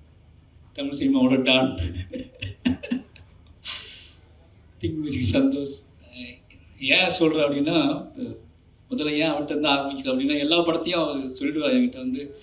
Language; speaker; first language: Tamil; native; Tamil